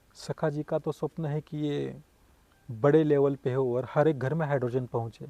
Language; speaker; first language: Hindi; non-native, local second language; Marathi